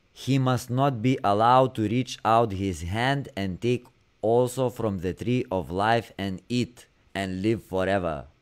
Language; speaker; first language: English; non-native, fluent; Lithuanian